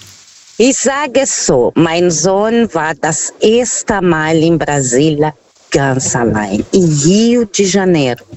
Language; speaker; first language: German; non-native, fluent; Portuguese